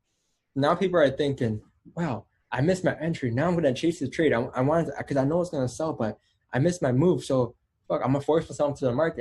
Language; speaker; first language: English; native; English